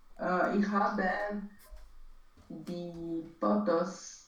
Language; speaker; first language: German; non-native, learner; Romanian